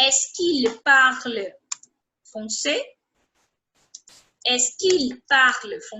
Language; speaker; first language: French; non-native, fluent; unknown